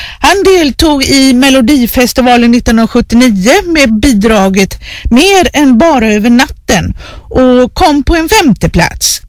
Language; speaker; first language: Swedish; native; Swedish